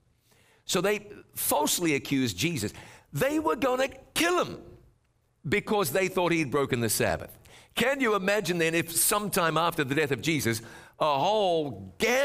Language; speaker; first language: English; native; English